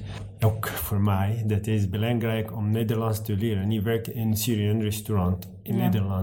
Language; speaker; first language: Dutch; non-native, learner; Arabic